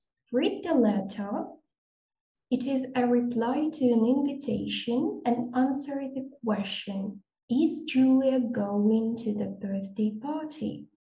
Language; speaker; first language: English; non-native, fluent; Russian